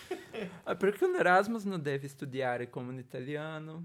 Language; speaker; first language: Italian; non-native, learner; Portuguese